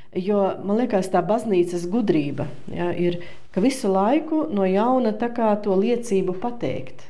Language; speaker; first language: Latvian; native; Latvian